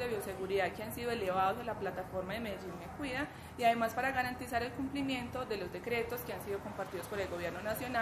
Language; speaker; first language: Spanish; native; Spanish